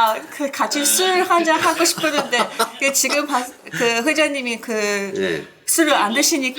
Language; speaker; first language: Korean; non-native, learner; Chinese